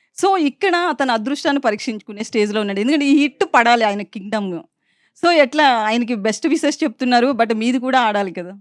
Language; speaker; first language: Telugu; native; Telugu